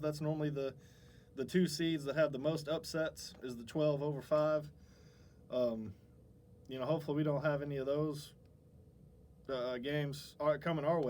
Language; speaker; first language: English; native; English